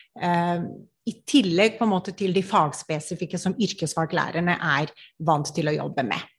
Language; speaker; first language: Norwegian; non-native, fluent; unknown